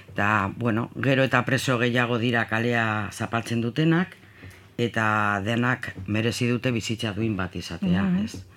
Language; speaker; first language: Basque; native; Basque